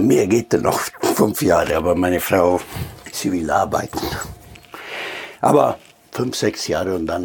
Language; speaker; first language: German; non-native, fluent; Italian